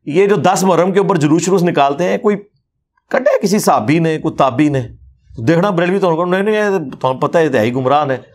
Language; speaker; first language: Urdu; non-native, local second language; Punjabi